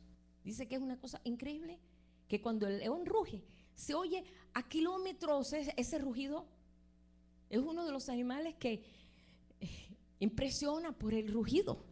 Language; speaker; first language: Spanish; native; Spanish